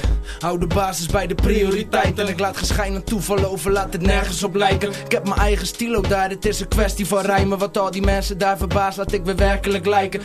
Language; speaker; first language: Dutch; native; Dutch